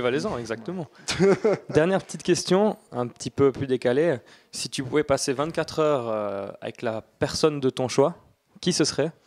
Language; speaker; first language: French; native; French